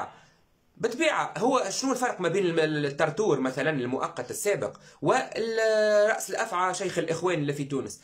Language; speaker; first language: Arabic; native; Arabic